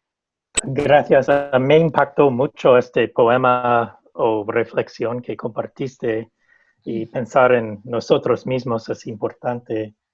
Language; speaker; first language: Spanish; non-native, fluent; English